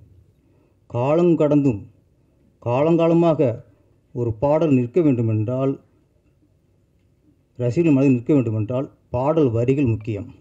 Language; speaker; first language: Tamil; native; Tamil